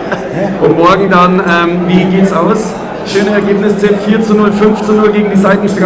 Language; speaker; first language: German; native; German